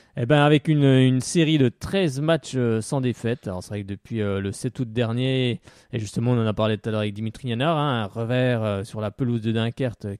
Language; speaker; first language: French; native; French